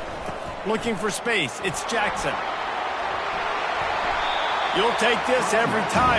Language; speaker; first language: English; native; English